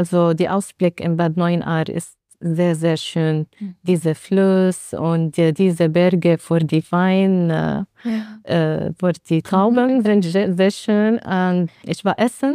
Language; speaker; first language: German; non-native, learner; Arabic